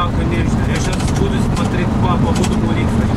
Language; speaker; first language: Russian; non-native, learner; Turkish